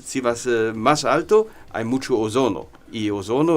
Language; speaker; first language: Spanish; non-native, learner; German